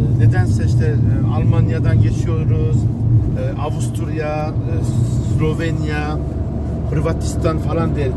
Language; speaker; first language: Turkish; early bilingual, heritage; Turkish